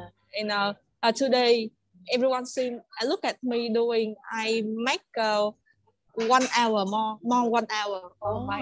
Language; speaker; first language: English; non-native, learner; Vietnamese